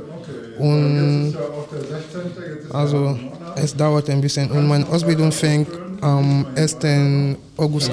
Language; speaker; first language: German; non-native, learner; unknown